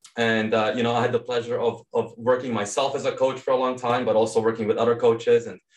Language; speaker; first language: English; early bilingual, other home language; Serbian